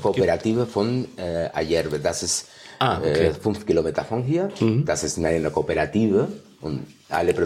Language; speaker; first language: German; non-native, fluent; Spanish